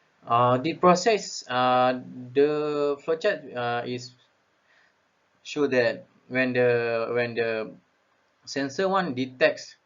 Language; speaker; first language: English; non-native, local second language; Malay